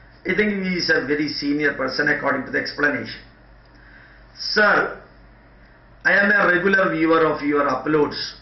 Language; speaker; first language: English; non-native, local second language; Malayalam